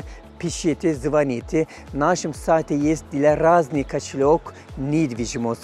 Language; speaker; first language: Russian; non-native, fluent; Turkish